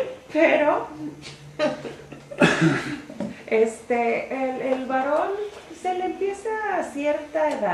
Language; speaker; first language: Spanish; native; Spanish